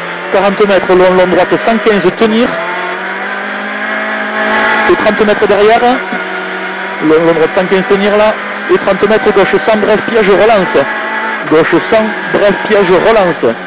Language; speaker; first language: French; native; French